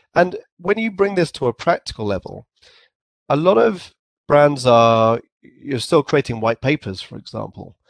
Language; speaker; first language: English; native; English